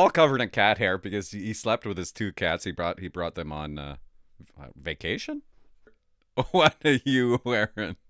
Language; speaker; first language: English; native; English